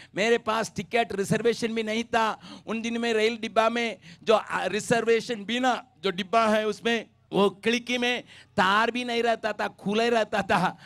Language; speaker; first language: Hindi; non-native, local second language; Tamil